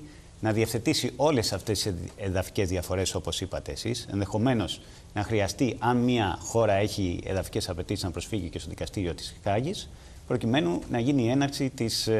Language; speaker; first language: Greek; native; Greek